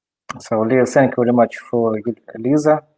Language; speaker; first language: English; non-native, learner; Russian